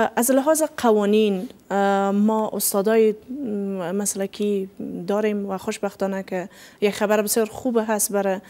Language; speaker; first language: Persian; native; Persian